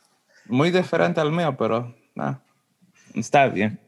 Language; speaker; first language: Spanish; early bilingual, heritage; Spanish